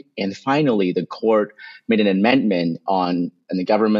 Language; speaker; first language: English; non-native, local second language; Cantonese